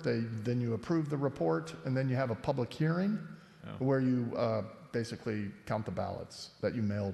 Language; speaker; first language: English; native; English